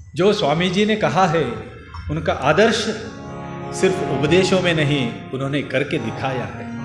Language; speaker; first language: Hindi; non-native, local second language; Kannada